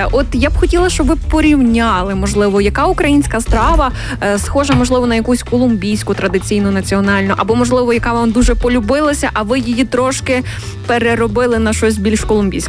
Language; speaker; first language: Ukrainian; native; Ukrainian